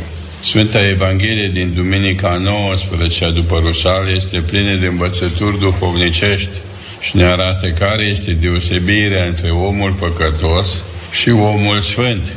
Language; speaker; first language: Romanian; native; Romanian